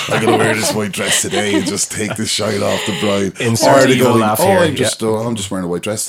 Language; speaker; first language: English; native; English